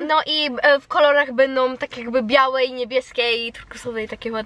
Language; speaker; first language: Polish; early bilingual, heritage; Polish